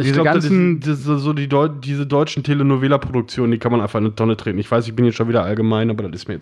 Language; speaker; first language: German; native; German